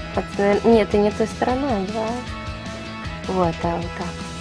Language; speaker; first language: Russian; native; Russian